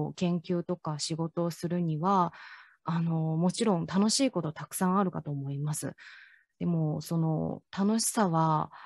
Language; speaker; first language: Japanese; non-native, fluent; Chinese